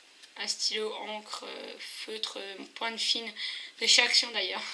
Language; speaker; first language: French; native; French